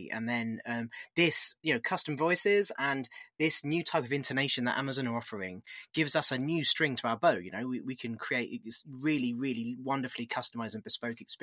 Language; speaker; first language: English; native; English